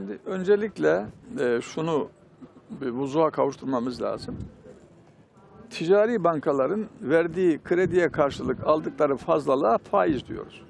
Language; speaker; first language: Turkish; native; Turkish